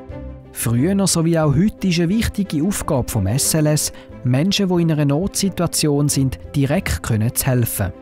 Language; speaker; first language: German; native; German